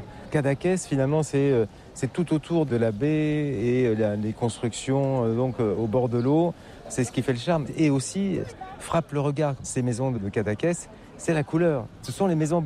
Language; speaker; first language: French; native; French